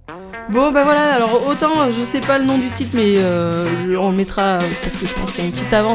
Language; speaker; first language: French; native; French